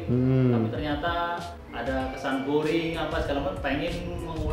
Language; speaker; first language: Indonesian; non-native, local second language; Javanese